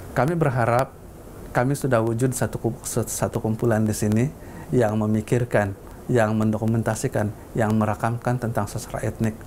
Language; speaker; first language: Malay; non-native, local second language; Central Dusun